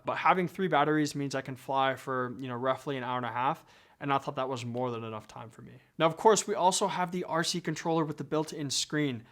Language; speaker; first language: English; native; English